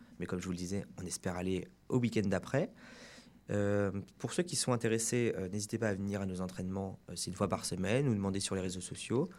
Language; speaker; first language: French; native; French